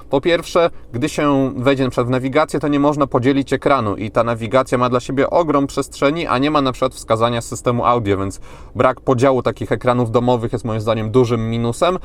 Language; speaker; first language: Polish; native; Polish